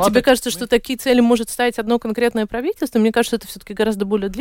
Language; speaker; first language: Russian; native; Russian